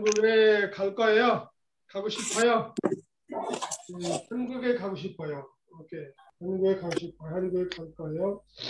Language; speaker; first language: Korean; non-native, fluent; Bangla